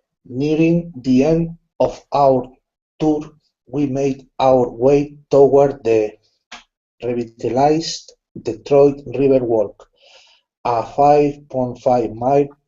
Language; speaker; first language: English; non-native, learner; Spanish